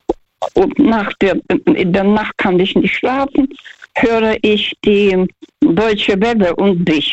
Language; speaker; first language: German; non-native, fluent; Russian